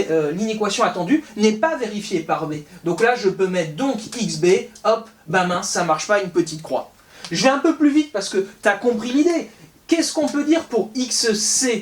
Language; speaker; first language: French; native; French